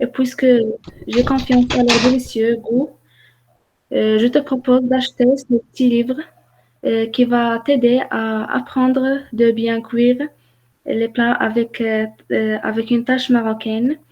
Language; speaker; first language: French; non-native, learner; Arabic